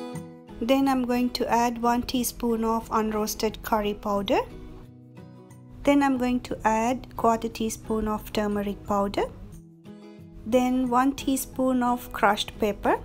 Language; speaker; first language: English; non-native, local second language; Sinhala